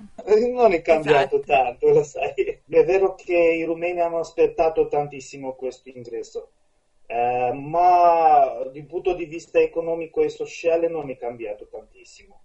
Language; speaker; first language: Italian; non-native, fluent; Romanian